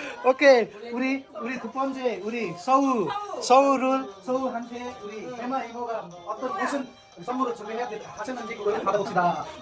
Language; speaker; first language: Korean; non-native, fluent; Nepali